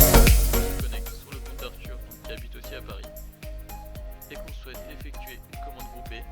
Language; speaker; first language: French; native; French